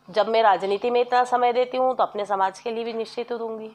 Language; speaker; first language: Hindi; native; Hindi